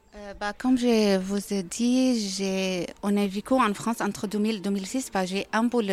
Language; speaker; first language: French; non-native, learner; Arabic